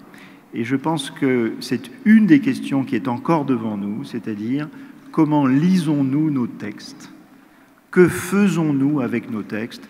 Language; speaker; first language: French; native; French